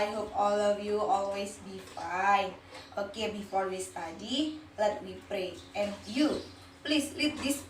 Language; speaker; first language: English; non-native, learner; Indonesian